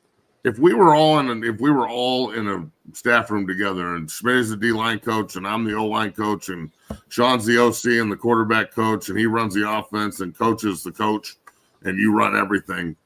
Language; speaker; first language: English; native; English